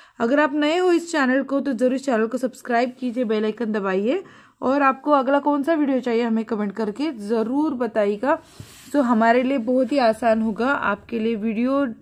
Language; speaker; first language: Hindi; non-native, local second language; Marathi